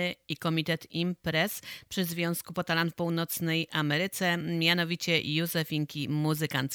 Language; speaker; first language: Polish; native; Polish